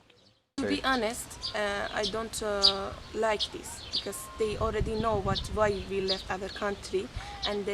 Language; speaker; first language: English; non-native, fluent; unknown